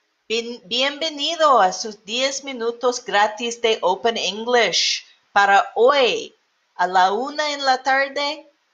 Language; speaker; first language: Spanish; non-native, learner; English